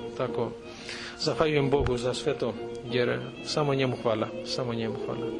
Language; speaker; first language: Serbian; non-native, fluent; Greek